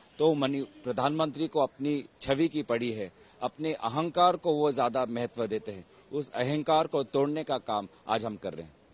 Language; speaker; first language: Hindi; non-native, local second language; Assamese